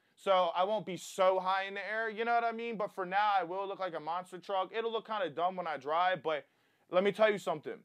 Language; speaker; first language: English; native; English